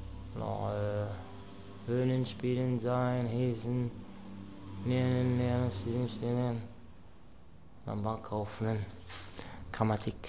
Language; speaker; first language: German; non-native, learner; Arabic